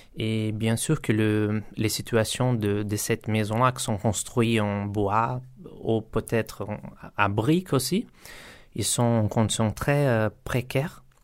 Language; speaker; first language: French; non-native, learner; Portuguese